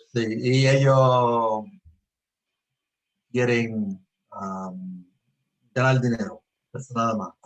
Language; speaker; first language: Spanish; early bilingual, heritage; Spanish